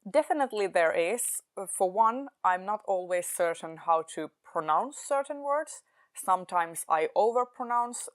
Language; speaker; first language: English; non-native, fluent; Finnish